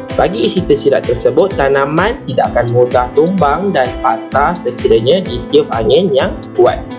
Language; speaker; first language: Malay; native; Malay